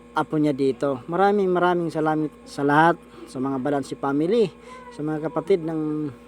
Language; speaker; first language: Filipino; native; Filipino